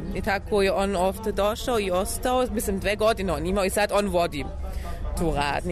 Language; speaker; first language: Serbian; non-native, learner; German